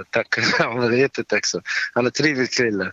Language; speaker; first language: Swedish; non-native, learner; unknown